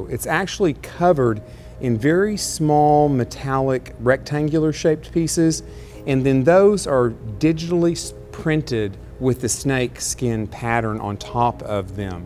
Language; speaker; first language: English; native; English